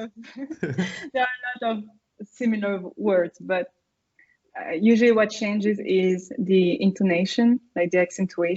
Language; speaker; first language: English; non-native, fluent; French